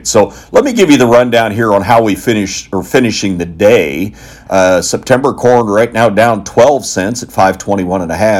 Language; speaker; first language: English; native; English